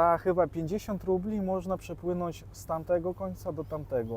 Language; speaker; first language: Polish; early bilingual, other home language; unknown